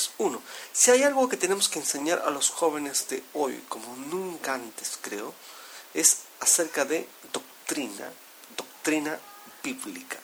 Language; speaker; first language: Spanish; native; Spanish